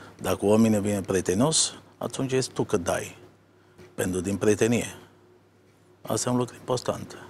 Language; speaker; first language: Romanian; non-native, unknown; Italian